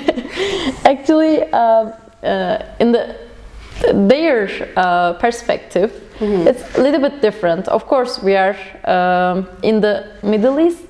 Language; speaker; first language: English; non-native, learner; Turkish